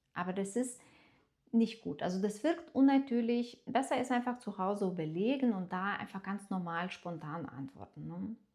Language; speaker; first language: German; non-native, fluent; Lithuanian